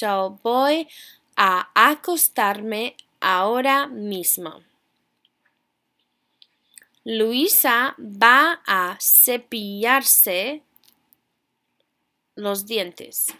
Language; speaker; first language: Spanish; non-native, fluent; English